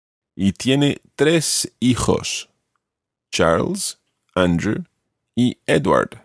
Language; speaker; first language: Spanish; non-native, fluent; English